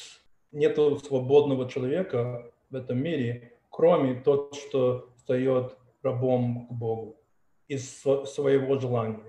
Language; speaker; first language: Russian; early bilingual, heritage; Russian